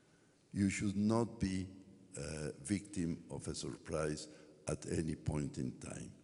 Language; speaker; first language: English; non-native, fluent; Spanish